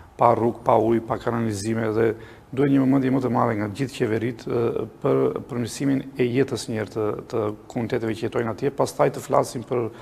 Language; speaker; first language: Albanian; non-native, local second language; Macedonian